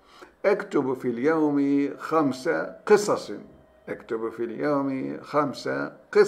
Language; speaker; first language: Arabic; non-native, fluent; Turkish